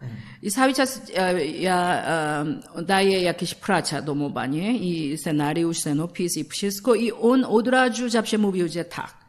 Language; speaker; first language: Polish; non-native, learner; Korean